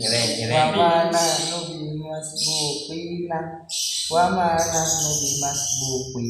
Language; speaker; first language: Arabic; non-native, learner; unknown